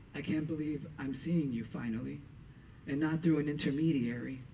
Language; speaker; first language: English; native; English